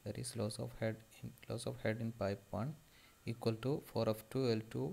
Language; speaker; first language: English; non-native, local second language; Malayalam